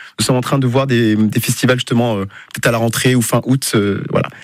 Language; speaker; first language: French; non-native, fluent; Portuguese